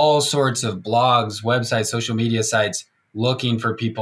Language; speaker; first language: English; native; English